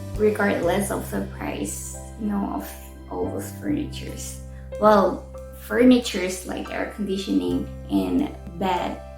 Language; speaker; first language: English; non-native, fluent; Korean